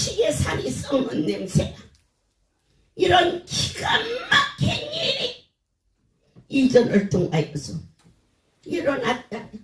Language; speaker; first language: Korean; native; Korean